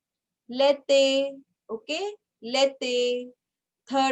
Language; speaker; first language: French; non-native, fluent; Hindi